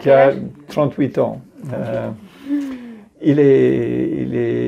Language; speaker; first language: French; non-native, fluent; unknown